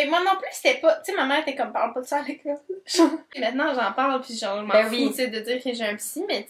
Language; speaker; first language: French; native; French